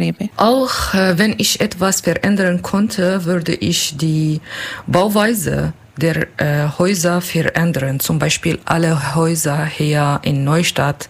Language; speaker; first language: German; non-native, learner; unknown